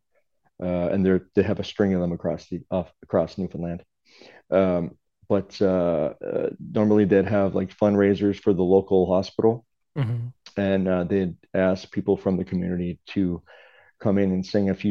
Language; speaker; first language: English; native; English